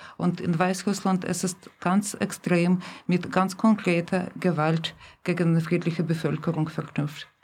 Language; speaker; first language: German; non-native, fluent; Russian